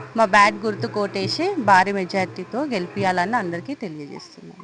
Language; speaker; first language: Telugu; non-native, local second language; Lambadi